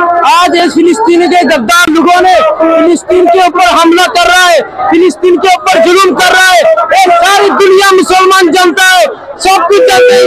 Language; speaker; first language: Hindi; non-native, learner; Bangla